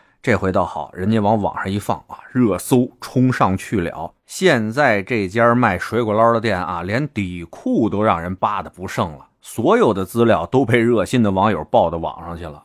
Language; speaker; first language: Chinese; native; Chinese